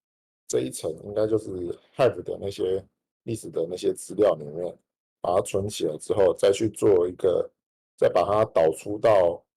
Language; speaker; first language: Chinese; native; Chinese